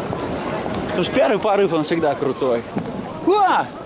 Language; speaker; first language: Russian; native; Russian